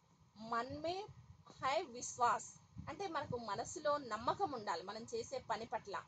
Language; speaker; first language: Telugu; native; Telugu